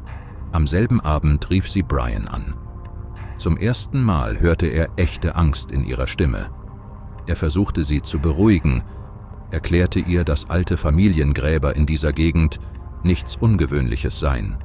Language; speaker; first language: German; native; German